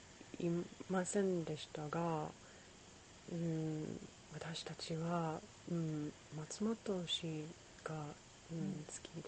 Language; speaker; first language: Japanese; non-native, learner; English